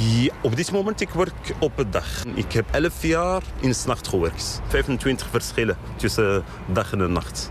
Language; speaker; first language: Dutch; non-native, learner; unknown